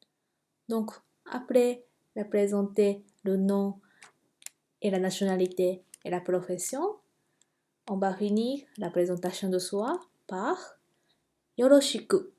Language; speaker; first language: French; non-native, fluent; Japanese